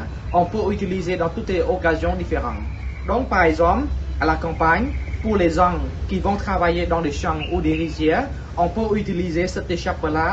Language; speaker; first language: French; non-native, fluent; Khmer